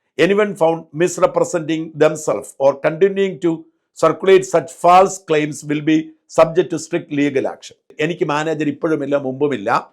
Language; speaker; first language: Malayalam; native; Malayalam